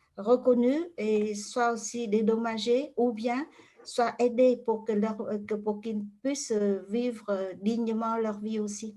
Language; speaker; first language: French; non-native, fluent; Vietnamese